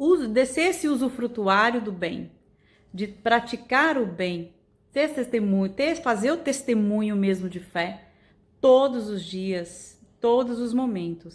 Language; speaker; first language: Portuguese; native; Portuguese